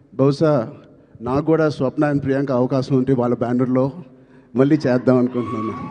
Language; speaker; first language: Telugu; native; Telugu